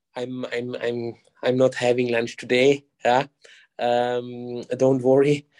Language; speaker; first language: English; non-native, fluent; German